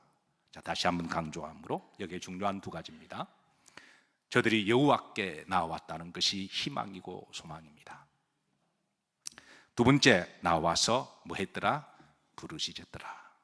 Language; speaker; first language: Korean; native; Korean